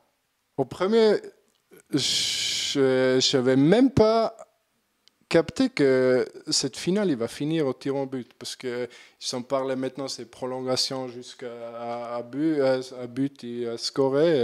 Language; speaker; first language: French; non-native, learner; German